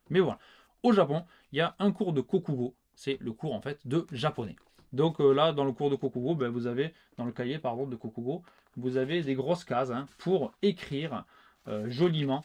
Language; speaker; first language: French; native; French